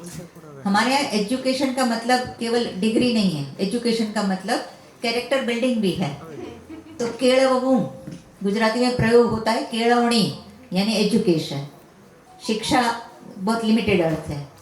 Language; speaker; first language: Hindi; non-native, local second language; Gujarati